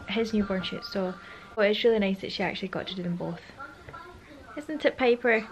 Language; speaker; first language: English; native; English